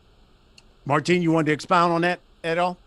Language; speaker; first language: English; native; English